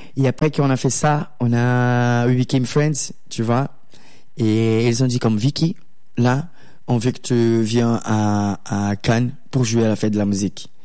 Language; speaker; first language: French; non-native, learner; Portuguese